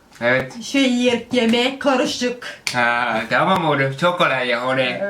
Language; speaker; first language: Turkish; non-native, learner; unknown